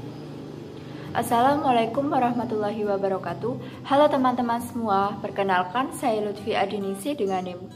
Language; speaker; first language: Indonesian; native; Indonesian